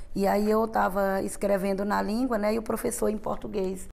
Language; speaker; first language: Portuguese; non-native, local second language; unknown